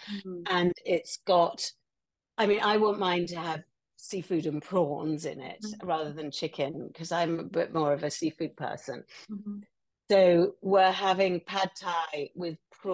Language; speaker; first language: English; native; English